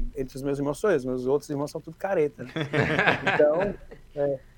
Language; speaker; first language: Portuguese; native; Portuguese